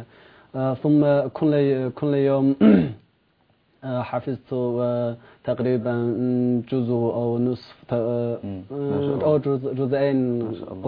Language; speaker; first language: Arabic; non-native, learner; Chinese